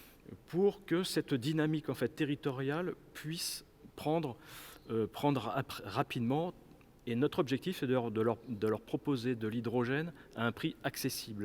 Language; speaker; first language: French; native; French